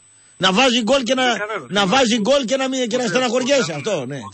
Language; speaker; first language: Greek; native; Greek